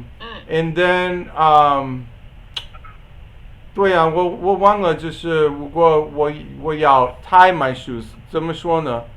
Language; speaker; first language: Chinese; non-native, learner; English